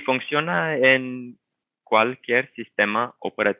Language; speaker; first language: Spanish; non-native, fluent; English